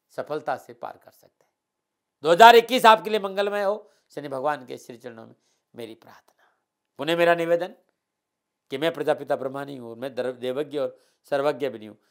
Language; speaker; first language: Hindi; native; Hindi